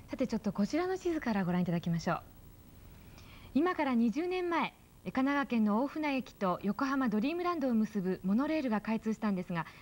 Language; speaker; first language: Japanese; native; Japanese